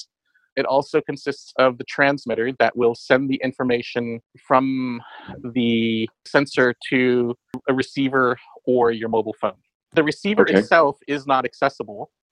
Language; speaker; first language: English; native; English